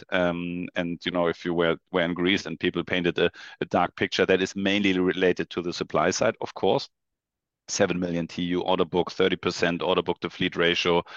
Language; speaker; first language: English; non-native, fluent; German